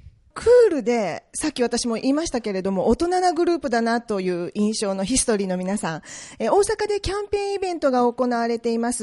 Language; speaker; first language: Japanese; native; Japanese